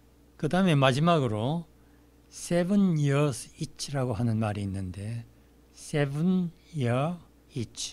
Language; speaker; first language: Korean; native; Korean